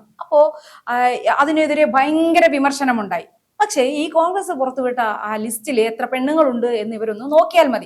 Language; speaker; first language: Malayalam; native; Malayalam